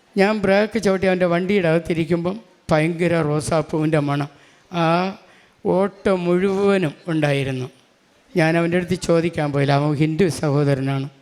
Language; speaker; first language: Malayalam; non-native, local second language; Tamil